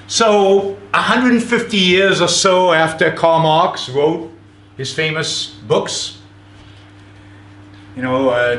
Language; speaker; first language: English; non-native, fluent; Hebrew